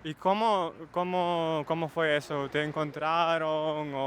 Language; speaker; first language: Spanish; non-native, fluent; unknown